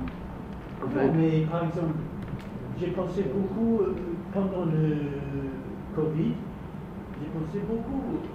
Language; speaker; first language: French; non-native, fluent; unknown